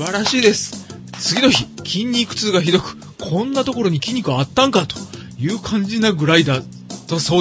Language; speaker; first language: Japanese; native; Japanese